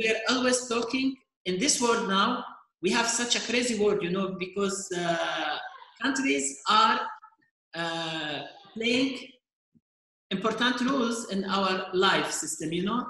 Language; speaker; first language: English; non-native, fluent; Arabic